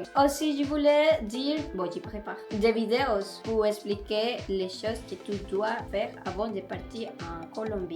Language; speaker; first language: French; non-native, learner; Spanish